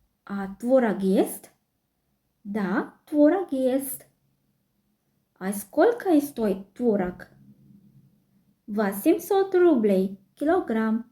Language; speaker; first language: Russian; non-native, fluent; Sinhala